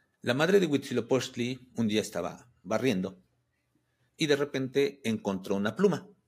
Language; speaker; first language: Spanish; native; Spanish